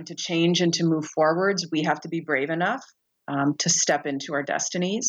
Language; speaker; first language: English; native; English